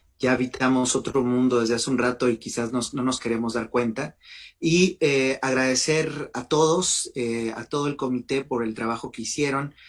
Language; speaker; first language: Spanish; native; Spanish